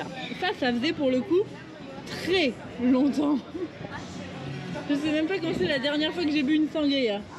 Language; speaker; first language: French; native; French